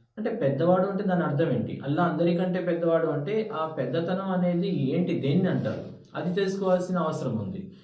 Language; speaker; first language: Telugu; non-native, local second language; Urdu